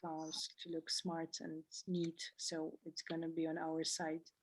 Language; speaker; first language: English; non-native, fluent; Georgian